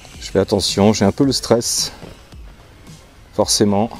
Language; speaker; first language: French; native; French